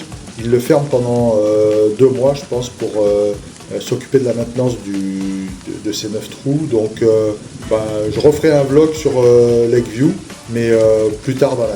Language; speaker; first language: French; native; French